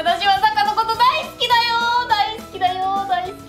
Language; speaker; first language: Japanese; non-native, fluent; German